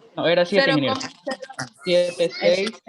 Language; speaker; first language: Spanish; native; Spanish